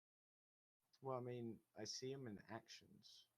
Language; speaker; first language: English; native; English